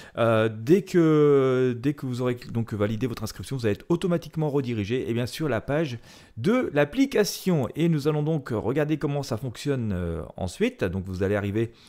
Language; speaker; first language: French; native; French